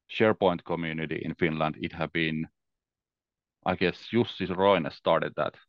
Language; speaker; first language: English; non-native, fluent; Finnish